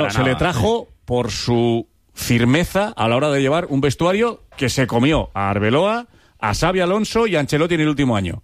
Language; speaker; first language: Spanish; native; Spanish